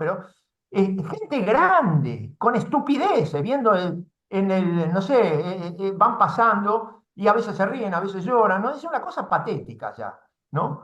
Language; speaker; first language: Spanish; native; Spanish